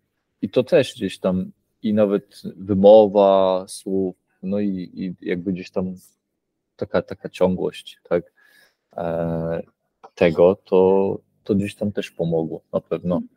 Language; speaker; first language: Polish; early bilingual, heritage; Polish